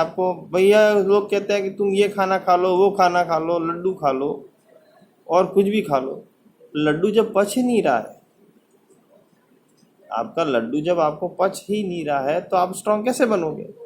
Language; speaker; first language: Hindi; native; Hindi